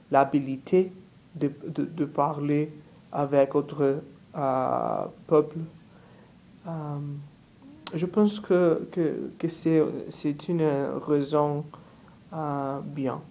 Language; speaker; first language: French; non-native, learner; Portuguese